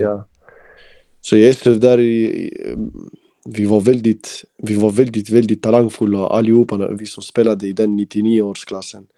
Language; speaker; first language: Swedish; early bilingual, other home language; Albanian